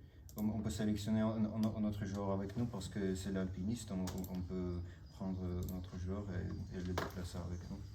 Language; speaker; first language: French; non-native, learner; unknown